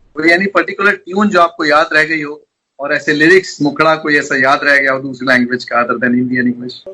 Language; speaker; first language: Hindi; native; Hindi